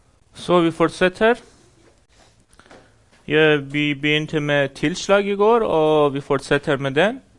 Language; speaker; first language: Norwegian; non-native, fluent; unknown